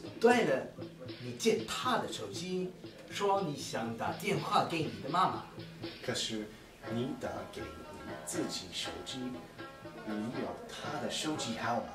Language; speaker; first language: Chinese; non-native, learner; English